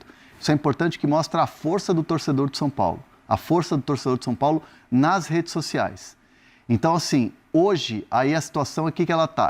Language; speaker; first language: Portuguese; native; Portuguese